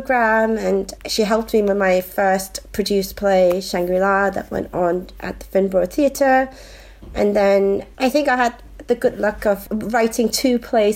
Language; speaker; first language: English; non-native, local second language; Cantonese